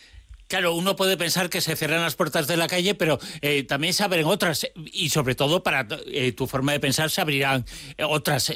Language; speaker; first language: Spanish; native; Spanish